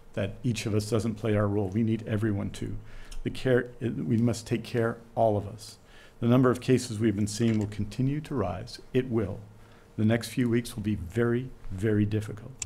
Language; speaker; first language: English; native; English